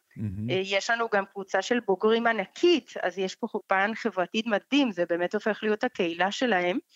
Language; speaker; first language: Hebrew; non-native, fluent; Spanish